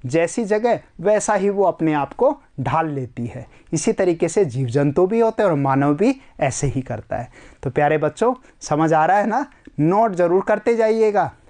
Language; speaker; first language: Hindi; native; Hindi